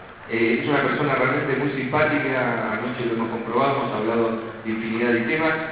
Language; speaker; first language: Spanish; native; Spanish